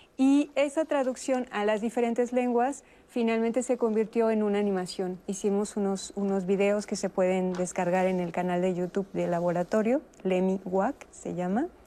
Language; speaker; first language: Spanish; native; Spanish